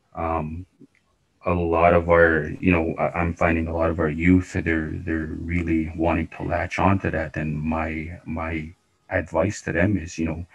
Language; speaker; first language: English; non-native, fluent; Cree